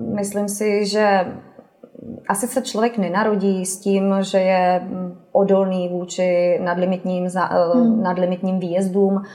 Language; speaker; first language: Czech; native; Czech